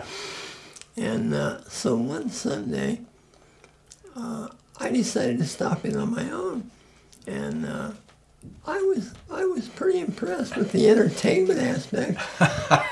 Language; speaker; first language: English; native; English